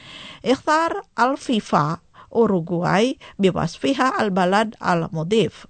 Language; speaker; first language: Arabic; non-native, fluent; Indonesian